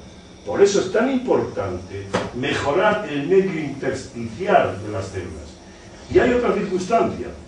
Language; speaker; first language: Spanish; native; Spanish